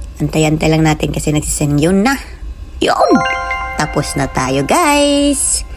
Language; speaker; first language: Filipino; non-native, local second language; Cebuano